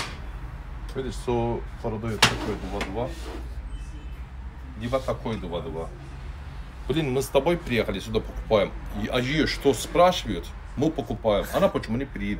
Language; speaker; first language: Russian; non-native, learner; Turkish